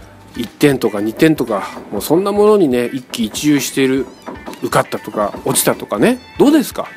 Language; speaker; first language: Japanese; native; Japanese